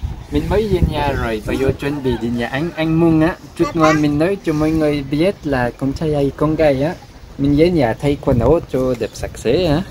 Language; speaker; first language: Vietnamese; non-native, learner; French